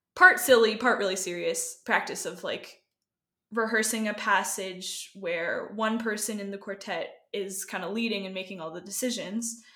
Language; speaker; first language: English; native; English